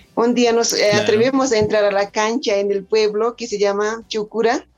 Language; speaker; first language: Spanish; native; Spanish